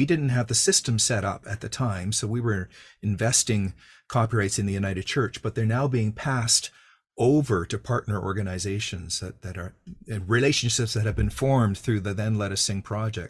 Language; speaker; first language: English; native; English